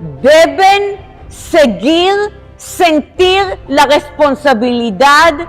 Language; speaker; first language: Spanish; non-native, fluent; Hebrew